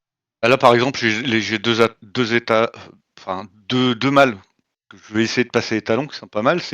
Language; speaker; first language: French; native; French